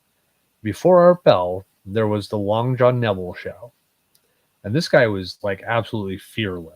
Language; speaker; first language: English; native; English